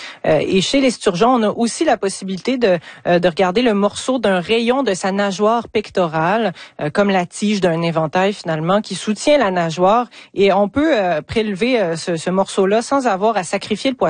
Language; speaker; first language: French; native; French